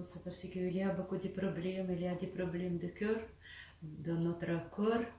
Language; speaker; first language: French; non-native, learner; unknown